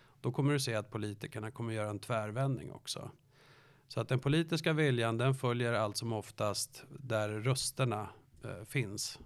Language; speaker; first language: Swedish; native; Swedish